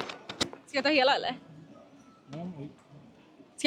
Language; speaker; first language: Swedish; early bilingual, other home language; Mongolian